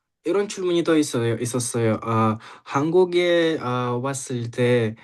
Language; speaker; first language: Korean; non-native, learner; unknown